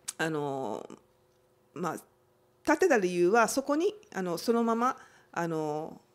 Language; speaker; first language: Japanese; native; Japanese